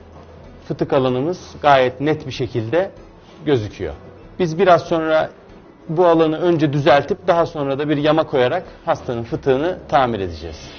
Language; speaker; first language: Turkish; native; Turkish